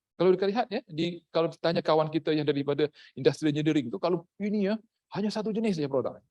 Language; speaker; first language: Malay; native; Malay